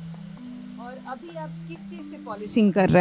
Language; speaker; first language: Hindi; native; Hindi